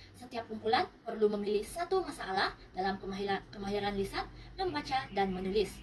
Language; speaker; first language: Malay; non-native, local second language; Central Dusun